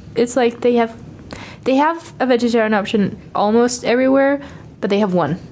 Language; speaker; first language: English; non-native, fluent; Danish